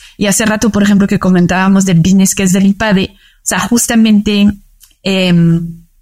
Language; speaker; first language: Spanish; non-native, fluent; French